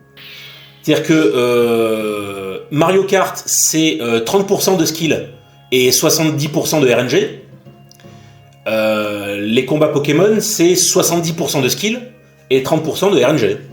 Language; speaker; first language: French; native; French